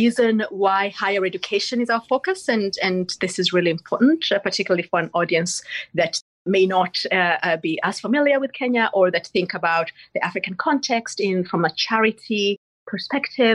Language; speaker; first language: English; non-native, local second language; Gusii